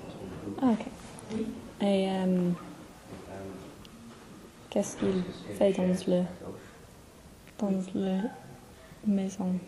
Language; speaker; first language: French; non-native, learner; English